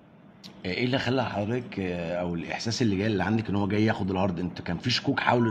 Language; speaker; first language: Arabic; native; Arabic